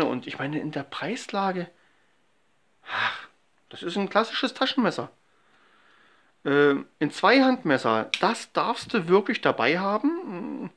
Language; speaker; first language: German; native; German